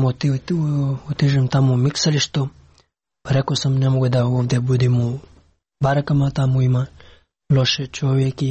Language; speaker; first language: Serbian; non-native, learner; Pashto